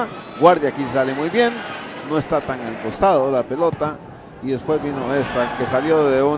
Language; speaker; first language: Spanish; native; Spanish